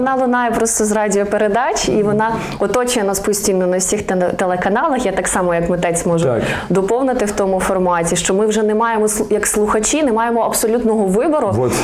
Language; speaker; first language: Ukrainian; native; Ukrainian